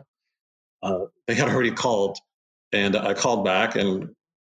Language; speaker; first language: English; native; English